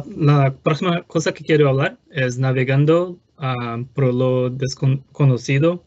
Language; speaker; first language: Spanish; non-native, fluent; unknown